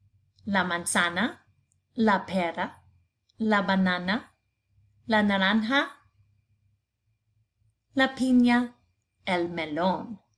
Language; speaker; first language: Spanish; non-native, fluent; English